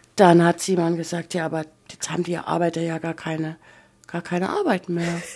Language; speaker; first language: German; native; German